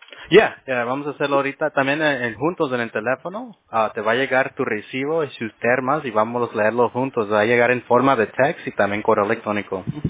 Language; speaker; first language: Spanish; early bilingual, heritage; Spanish